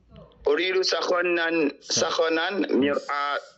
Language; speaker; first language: Arabic; non-native, learner; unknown